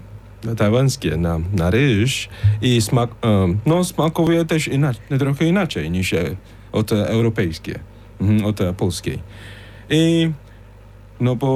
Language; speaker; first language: Polish; non-native, fluent; Chinese